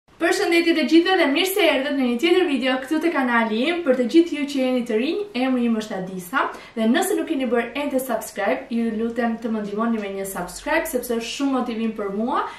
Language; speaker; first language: Albanian; early bilingual, heritage; Albanian